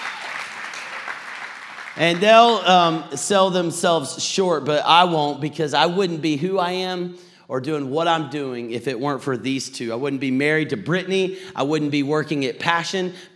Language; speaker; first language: English; native; English